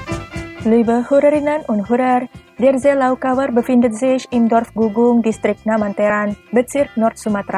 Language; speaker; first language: German; non-native, fluent; Indonesian